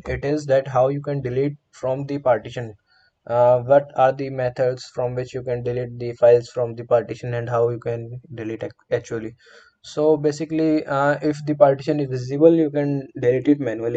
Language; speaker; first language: English; non-native, local second language; Hindi